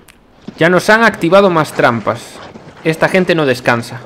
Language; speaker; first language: Spanish; native; Spanish